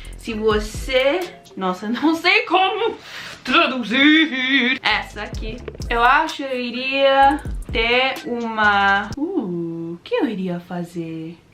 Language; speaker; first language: Portuguese; non-native, learner; English